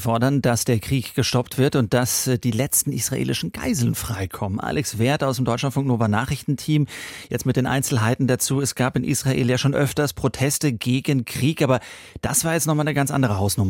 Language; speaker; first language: German; native; German